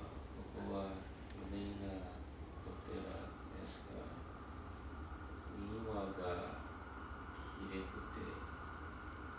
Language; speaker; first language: Japanese; non-native, learner; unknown